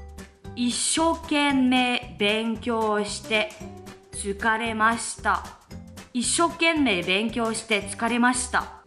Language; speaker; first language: Japanese; non-native, fluent; French